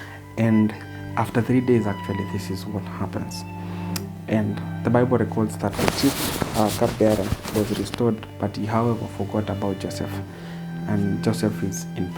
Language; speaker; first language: English; non-native, local second language; Swahili